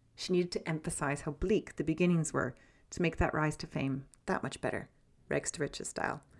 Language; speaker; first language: English; native; English